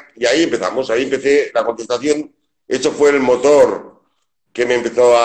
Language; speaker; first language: Spanish; native; Spanish